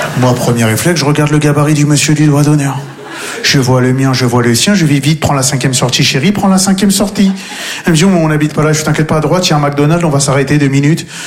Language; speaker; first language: French; native; French